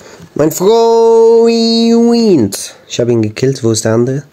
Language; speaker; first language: German; native; German